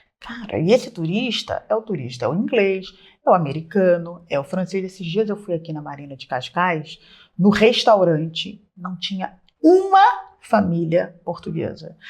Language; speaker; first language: Portuguese; native; Portuguese